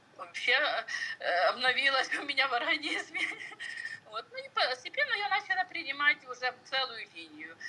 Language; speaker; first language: Russian; non-native, local second language; Ukrainian